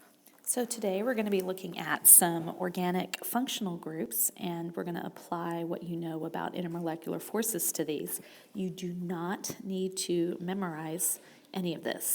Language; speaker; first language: English; native; English